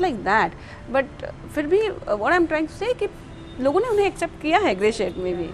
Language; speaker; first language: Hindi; native; Hindi